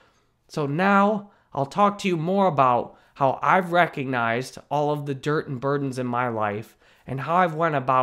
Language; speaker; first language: English; native; English